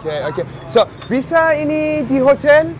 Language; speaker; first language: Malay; non-native, learner; Persian